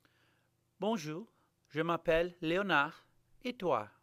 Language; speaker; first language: French; non-native, fluent; English